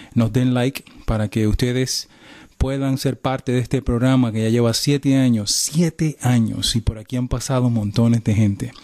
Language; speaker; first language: Spanish; native; Spanish